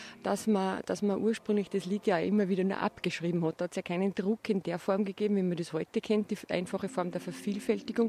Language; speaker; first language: German; native; German